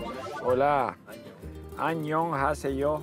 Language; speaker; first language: Korean; non-native, learner; Spanish